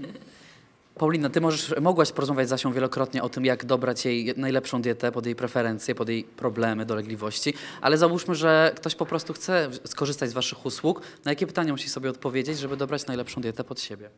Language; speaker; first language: Polish; native; Polish